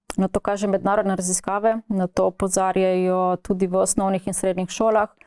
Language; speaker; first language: Slovenian; native; Slovenian